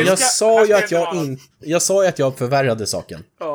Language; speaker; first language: Swedish; native; Swedish